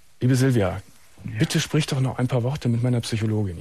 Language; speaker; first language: German; native; German